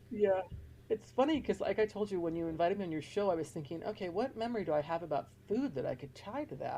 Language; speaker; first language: English; native; English